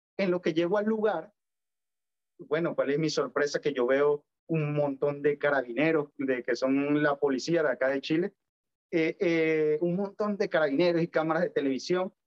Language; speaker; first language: Spanish; native; Spanish